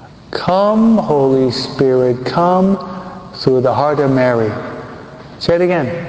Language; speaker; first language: English; native; English